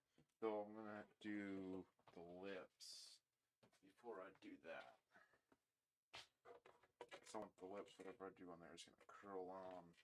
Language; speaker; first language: English; native; English